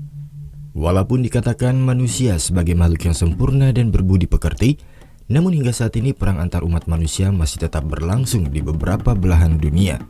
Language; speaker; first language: Indonesian; native; Indonesian